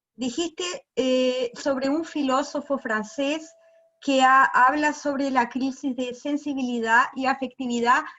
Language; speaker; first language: Spanish; early bilingual, other home language; Portuguese